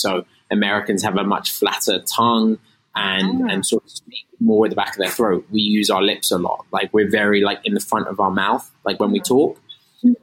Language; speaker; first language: English; native; English